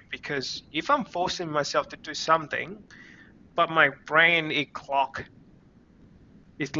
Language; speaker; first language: English; non-native, fluent; Vietnamese